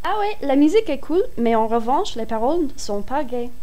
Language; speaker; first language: French; non-native, fluent; English